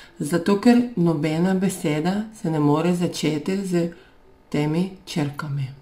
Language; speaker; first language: Slovenian; non-native, fluent; Russian